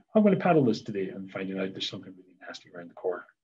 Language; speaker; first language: English; native; English